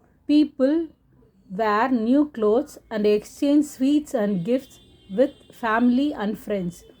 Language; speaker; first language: English; non-native, local second language; Tamil